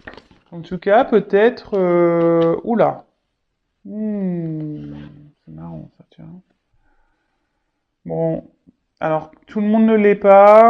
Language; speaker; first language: French; native; French